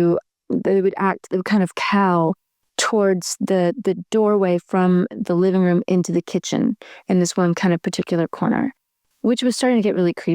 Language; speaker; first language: English; native; English